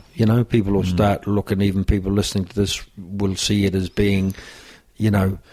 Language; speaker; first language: English; native; English